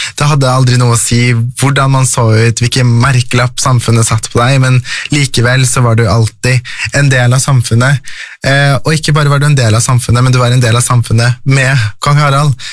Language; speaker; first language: Norwegian; early bilingual, other home language; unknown